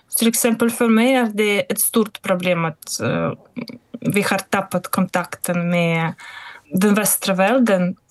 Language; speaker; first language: Swedish; non-native, fluent; Russian